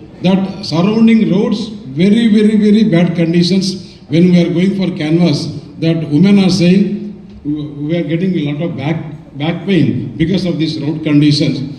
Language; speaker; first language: English; non-native, local second language; Telugu